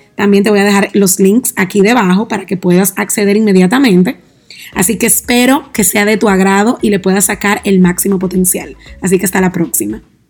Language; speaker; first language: Spanish; native; Spanish